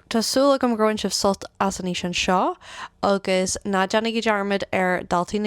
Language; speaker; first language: Irish; native; Irish